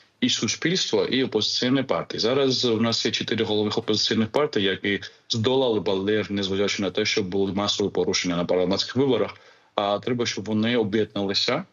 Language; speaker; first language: Ukrainian; non-native, fluent; Georgian